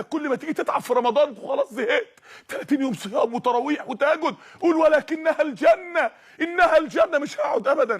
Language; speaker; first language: Arabic; native; Arabic